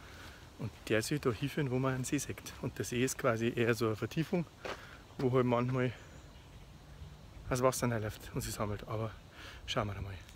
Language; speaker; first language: German; native; German